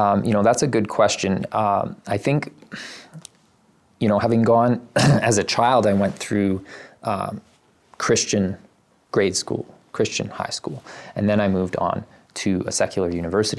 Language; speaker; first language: English; native; English